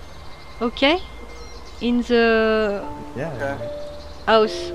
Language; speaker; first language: English; non-native, learner; French